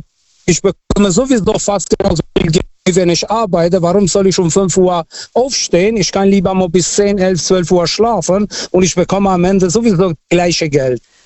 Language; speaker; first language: German; non-native, learner; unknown